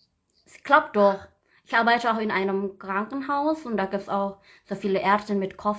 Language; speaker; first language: German; non-native, learner; Indonesian